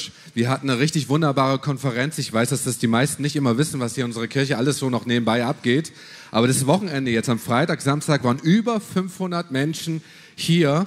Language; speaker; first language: German; native; German